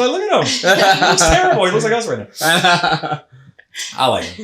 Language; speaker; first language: English; native; English